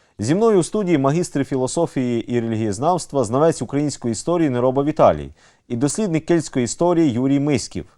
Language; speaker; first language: Ukrainian; native; Ukrainian